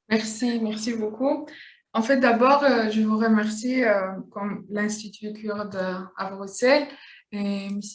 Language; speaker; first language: French; non-native, learner; Kurdish